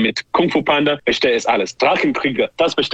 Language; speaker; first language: German; non-native, learner; English